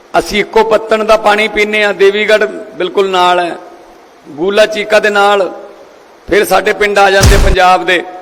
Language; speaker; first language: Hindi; non-native, local second language; Punjabi